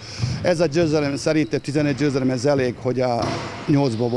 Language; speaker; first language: Hungarian; non-native, learner; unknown